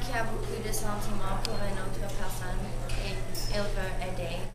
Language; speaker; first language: French; non-native, learner; English